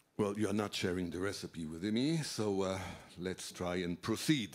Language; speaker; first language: English; non-native, fluent; Hebrew